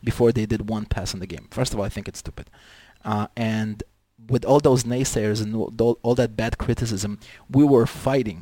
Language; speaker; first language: English; non-native, fluent; Hebrew